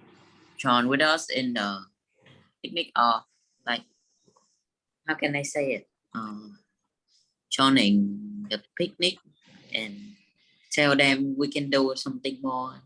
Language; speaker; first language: English; non-native, learner; Vietnamese